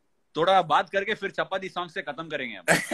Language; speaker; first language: Hindi; non-native, local second language; Tamil